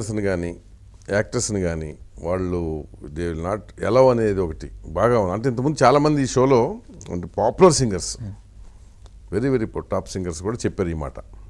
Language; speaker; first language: Telugu; native; Telugu